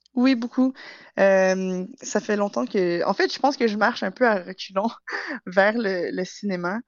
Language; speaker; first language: French; native; French